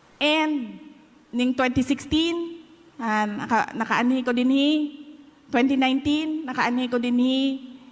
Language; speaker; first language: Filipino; non-native, local second language; Cebuano